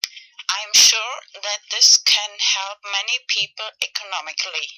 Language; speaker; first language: English; non-native, fluent; Spanish